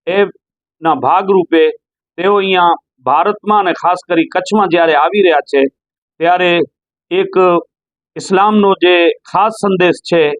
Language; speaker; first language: Gujarati; native; Gujarati